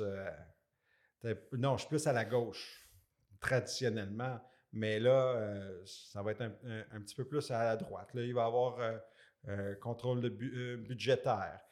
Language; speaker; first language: French; native; French